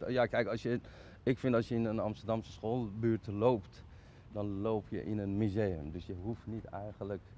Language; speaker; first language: Dutch; non-native, fluent; Persian